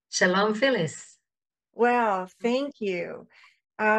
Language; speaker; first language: English; native; English